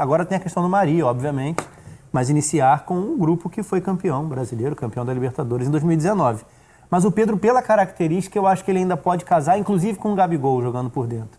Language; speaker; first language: Portuguese; native; Portuguese